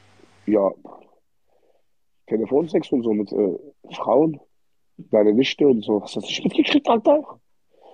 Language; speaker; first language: German; early bilingual, other home language; Arabic